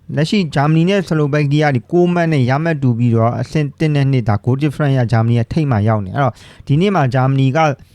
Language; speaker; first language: Burmese; native; Burmese